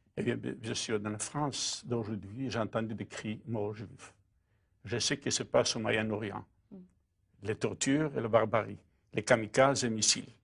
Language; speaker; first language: French; non-native, fluent; Polish